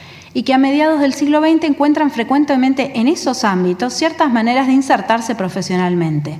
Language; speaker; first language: Spanish; native; Spanish